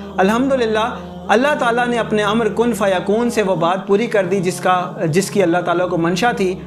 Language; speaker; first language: Urdu; native; Urdu